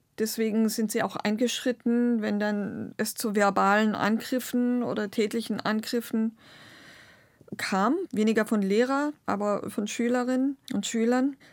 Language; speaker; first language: German; non-native, local second language; Romany